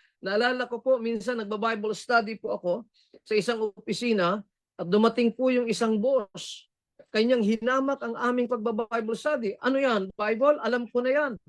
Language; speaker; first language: Filipino; non-native, local second language; Cebuano